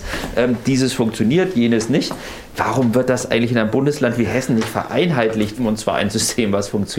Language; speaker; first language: German; native; German